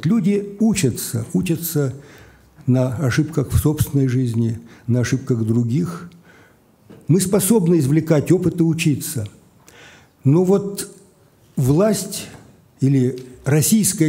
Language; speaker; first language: Russian; native; Russian